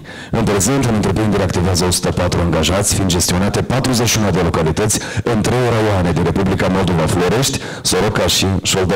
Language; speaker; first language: Romanian; native; Romanian